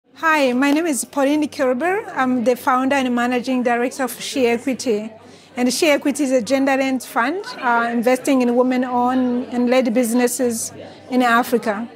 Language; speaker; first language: English; non-native, fluent; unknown